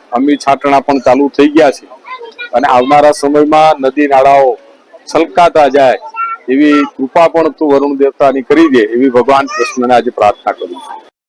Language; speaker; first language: Gujarati; native; Gujarati